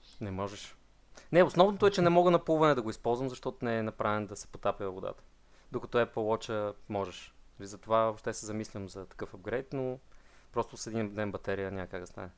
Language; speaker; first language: Bulgarian; native; Bulgarian